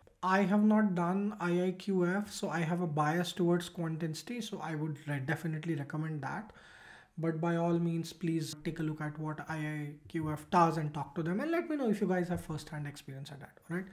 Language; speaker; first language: English; non-native, local second language; Hindi